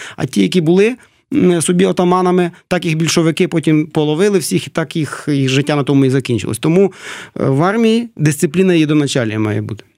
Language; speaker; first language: Ukrainian; native; Ukrainian